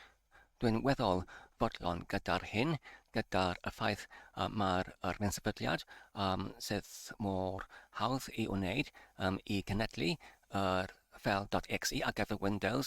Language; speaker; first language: Welsh; non-native, learner; English